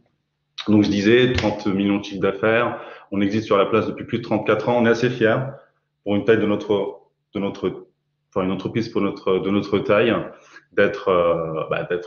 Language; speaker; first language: French; native; French